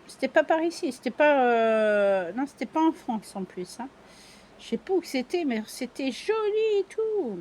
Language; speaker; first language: French; native; French